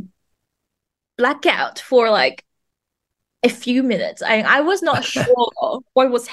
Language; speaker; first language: English; non-native, fluent; Vietnamese